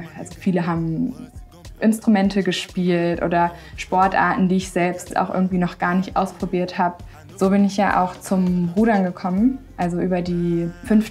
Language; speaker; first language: German; native; German